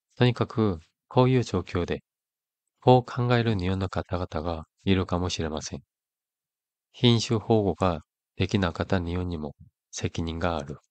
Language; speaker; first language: Japanese; non-native, fluent; Korean